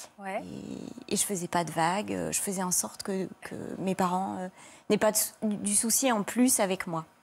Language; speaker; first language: French; native; French